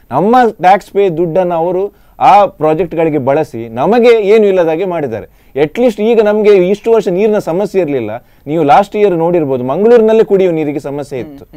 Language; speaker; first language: Kannada; non-native, local second language; Tulu